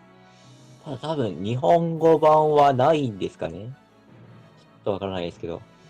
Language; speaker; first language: Japanese; native; Japanese